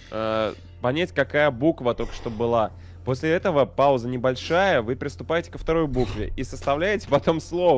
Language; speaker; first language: Russian; native; Russian